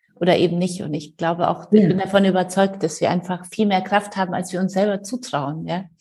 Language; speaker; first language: German; non-native, fluent; Polish